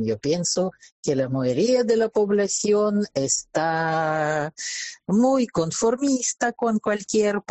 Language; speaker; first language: Spanish; non-native, fluent; Russian